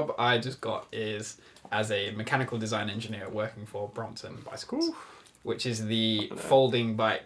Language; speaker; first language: English; native; English